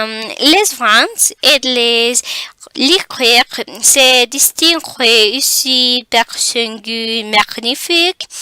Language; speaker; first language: French; non-native, learner; Spanish